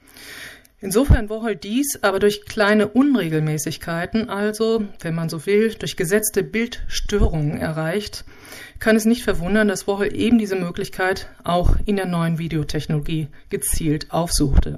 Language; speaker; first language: German; native; German